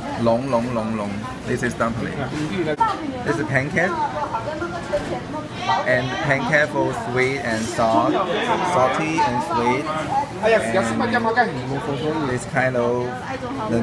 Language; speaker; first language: English; non-native, learner; Chinese